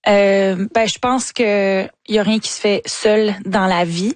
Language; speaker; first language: French; native; French